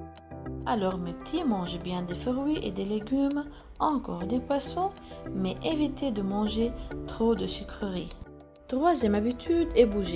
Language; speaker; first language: French; non-native, fluent; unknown